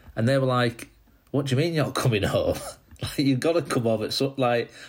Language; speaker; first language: English; native; English